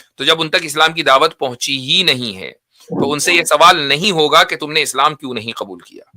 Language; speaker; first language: Urdu; native; Urdu